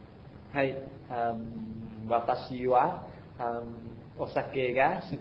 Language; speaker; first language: Japanese; non-native, learner; Vietnamese